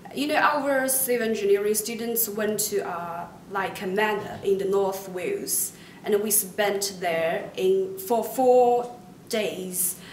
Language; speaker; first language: English; non-native, fluent; Chinese